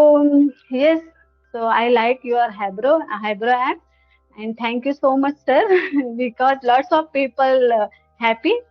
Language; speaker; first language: English; non-native, learner; Hindi